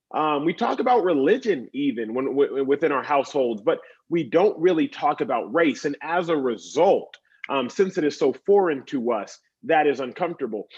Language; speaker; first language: English; native; English